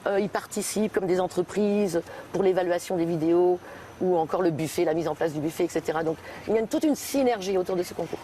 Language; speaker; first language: French; native; French